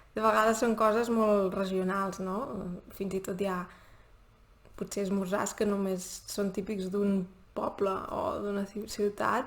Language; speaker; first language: Catalan; native; Catalan